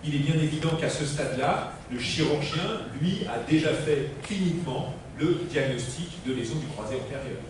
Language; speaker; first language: French; native; French